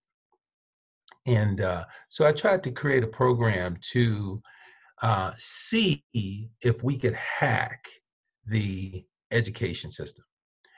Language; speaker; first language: English; native; English